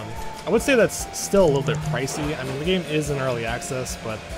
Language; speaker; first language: English; native; English